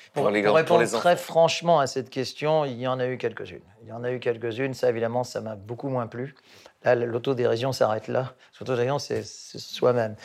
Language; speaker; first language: French; non-native, local second language; English